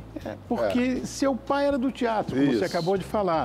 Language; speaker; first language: Portuguese; native; Portuguese